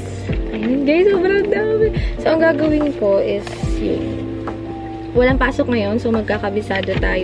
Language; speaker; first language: Filipino; native; Filipino